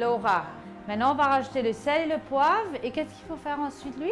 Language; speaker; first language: French; native; French